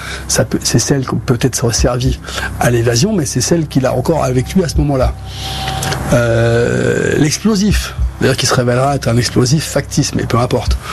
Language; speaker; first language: French; native; French